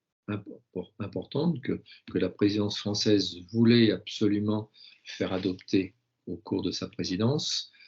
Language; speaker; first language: French; native; French